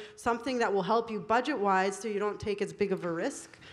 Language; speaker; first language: English; non-native, fluent; Hebrew